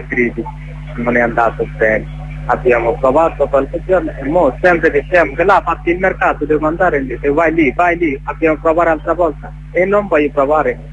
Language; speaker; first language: Italian; non-native, learner; Bangla